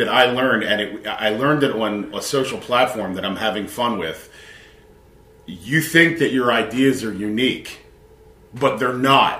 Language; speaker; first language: English; native; English